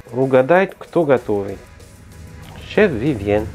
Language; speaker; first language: Russian; non-native, learner; French